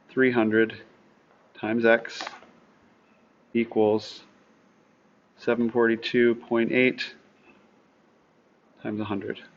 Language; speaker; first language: English; native; English